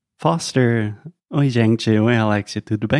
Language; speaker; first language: Portuguese; non-native, fluent; English